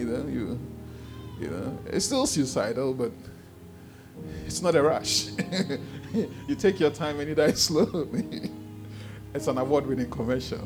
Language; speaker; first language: English; non-native, local second language; Akan